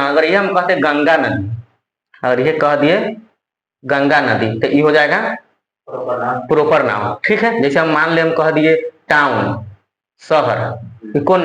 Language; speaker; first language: Hindi; non-native, local second language; Bhojpuri